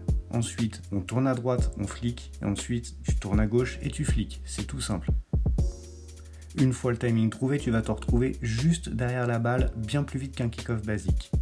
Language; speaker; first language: French; native; French